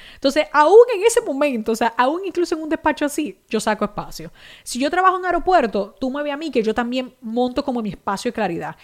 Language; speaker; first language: Spanish; native; Spanish